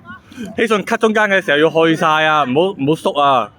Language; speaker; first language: Cantonese; native; Cantonese